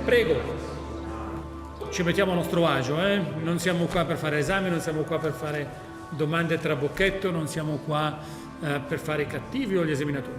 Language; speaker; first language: Italian; native; Italian